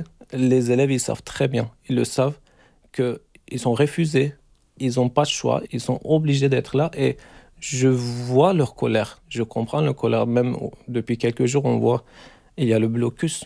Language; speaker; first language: French; non-native, fluent; Turkish